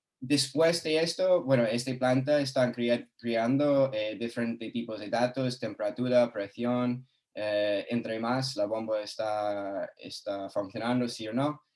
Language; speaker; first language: Spanish; non-native, fluent; English